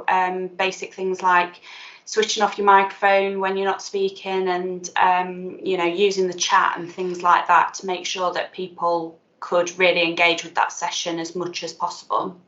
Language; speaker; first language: English; native; English